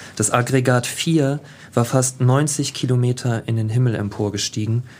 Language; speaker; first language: German; native; German